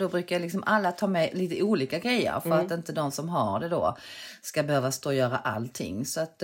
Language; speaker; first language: Swedish; early bilingual, other home language; Korean